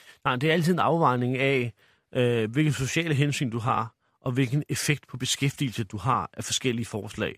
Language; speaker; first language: Danish; early bilingual, other home language; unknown